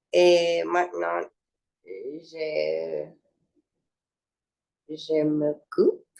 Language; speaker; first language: French; non-native, learner; Spanish